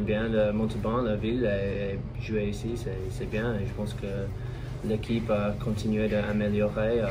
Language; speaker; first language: French; non-native, learner; English